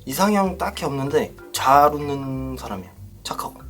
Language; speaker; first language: Korean; native; Korean